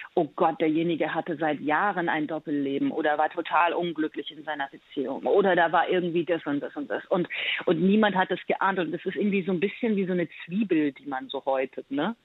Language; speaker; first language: German; early bilingual, other home language; Persian